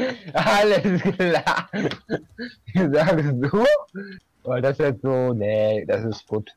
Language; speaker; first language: German; native; German